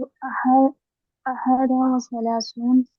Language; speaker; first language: Arabic; non-native, learner; Urdu